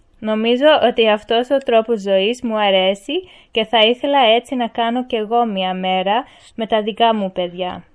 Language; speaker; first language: Greek; early bilingual, heritage; Greek